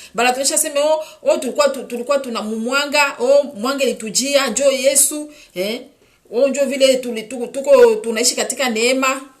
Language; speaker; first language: Swahili; native; Swahili